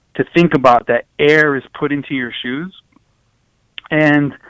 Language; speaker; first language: English; native; English